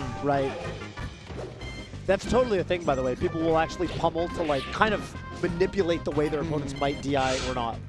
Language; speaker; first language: English; native; English